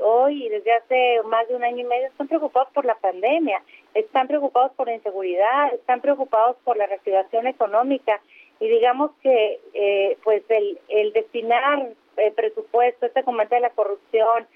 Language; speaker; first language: Spanish; native; Spanish